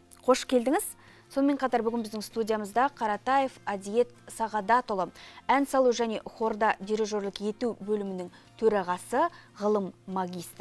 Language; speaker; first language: Kazakh; native; Kazakh